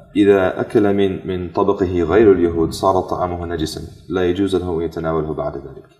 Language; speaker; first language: Arabic; non-native, fluent; English